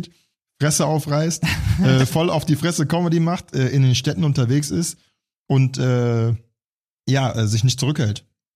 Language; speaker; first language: German; native; German